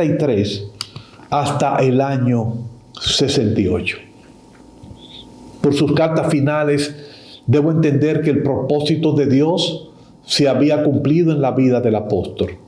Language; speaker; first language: Spanish; native; Spanish